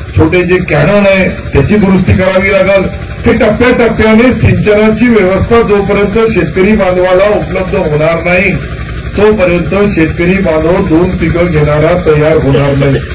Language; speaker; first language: Marathi; non-native, local second language; Urdu